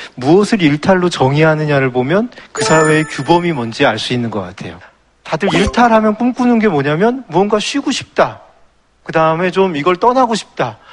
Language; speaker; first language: Korean; native; Korean